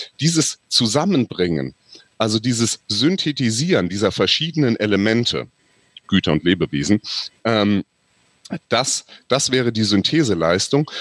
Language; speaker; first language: German; native; German